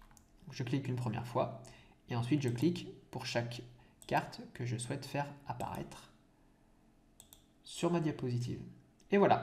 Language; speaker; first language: French; native; French